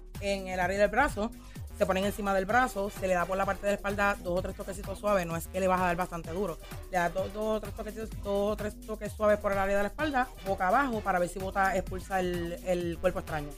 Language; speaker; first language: Spanish; native; Spanish